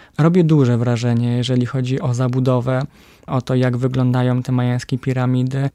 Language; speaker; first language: Polish; native; Polish